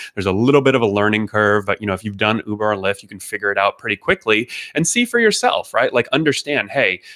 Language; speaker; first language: English; native; English